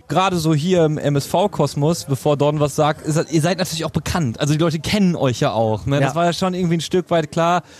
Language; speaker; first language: German; native; German